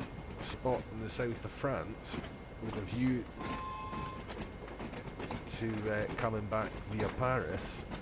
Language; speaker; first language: English; native; English